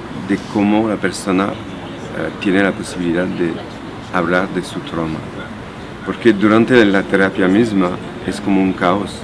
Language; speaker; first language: Spanish; non-native, fluent; French